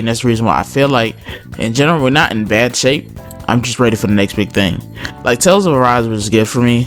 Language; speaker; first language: English; native; English